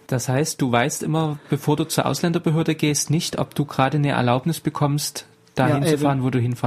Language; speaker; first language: German; native; German